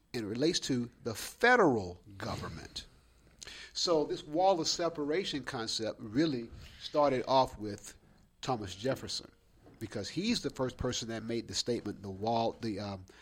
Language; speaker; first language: English; native; English